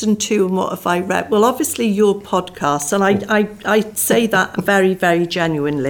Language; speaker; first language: English; native; English